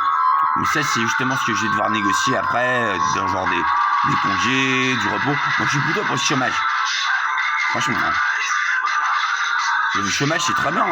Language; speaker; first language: French; native; French